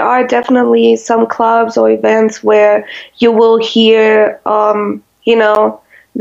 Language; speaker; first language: English; non-native, fluent; German